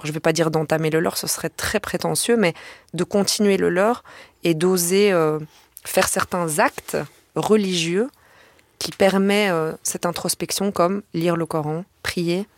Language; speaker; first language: French; native; French